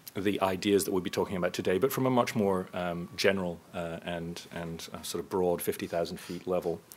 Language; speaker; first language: English; native; English